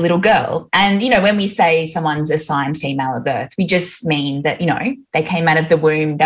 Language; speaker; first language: English; native; English